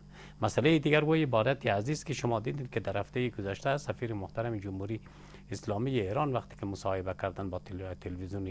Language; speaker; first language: Persian; native; Persian